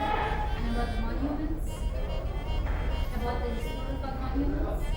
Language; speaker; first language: English; non-native, fluent; Persian